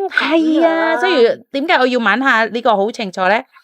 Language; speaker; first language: Cantonese; non-native, fluent; Indonesian